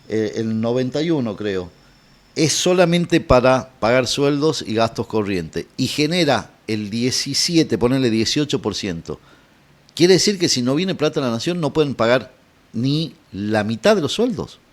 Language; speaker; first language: Spanish; native; Spanish